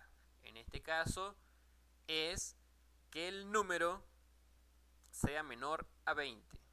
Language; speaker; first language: Spanish; native; Spanish